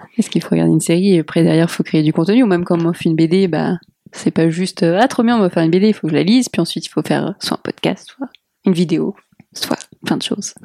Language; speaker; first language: French; native; French